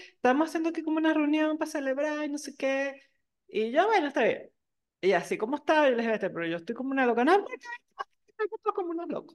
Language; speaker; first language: Spanish; native; Spanish